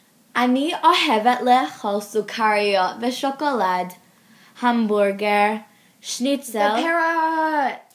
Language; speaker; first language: Hebrew; non-native, learner; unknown